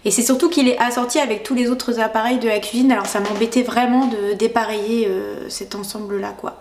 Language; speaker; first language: French; native; French